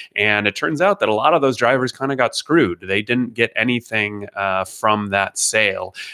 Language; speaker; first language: English; native; English